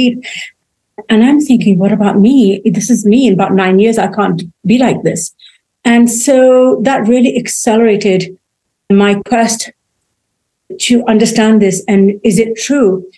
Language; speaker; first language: English; native; English